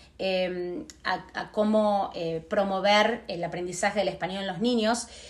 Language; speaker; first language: Spanish; native; Spanish